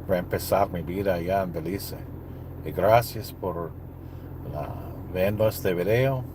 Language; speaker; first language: Spanish; non-native, learner; English